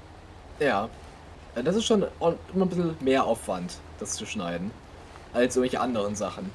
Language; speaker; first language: German; native; German